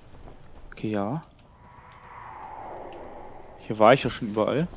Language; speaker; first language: German; native; German